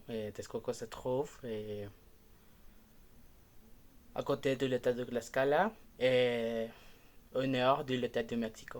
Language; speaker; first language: French; non-native, learner; Spanish